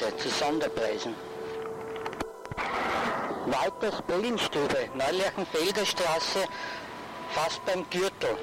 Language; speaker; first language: German; native; German